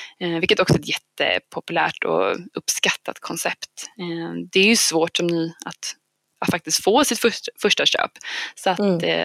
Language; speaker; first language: Swedish; native; Swedish